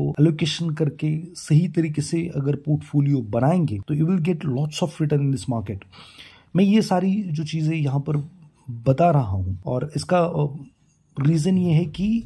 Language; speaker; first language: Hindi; non-native, local second language; Marathi